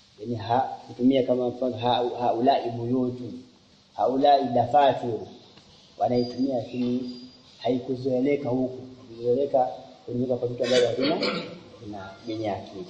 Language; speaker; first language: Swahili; native; Swahili